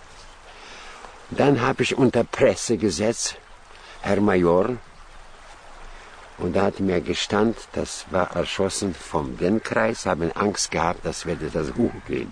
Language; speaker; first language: German; non-native, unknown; Russian